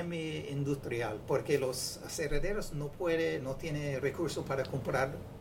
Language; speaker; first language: Spanish; non-native, fluent; English